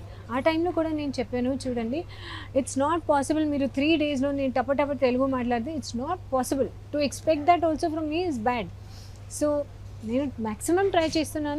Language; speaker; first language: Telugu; non-native, learner; Hindi